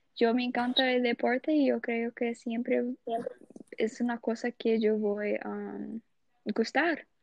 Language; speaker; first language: Spanish; non-native, learner; Portuguese